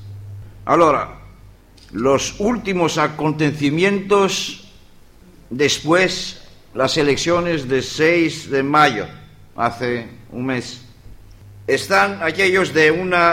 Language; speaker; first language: Spanish; non-native, learner; Greek